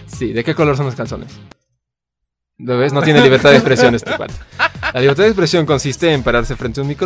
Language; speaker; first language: Spanish; native; Spanish